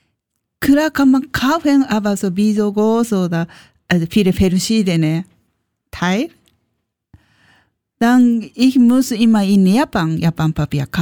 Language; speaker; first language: German; non-native, learner; Japanese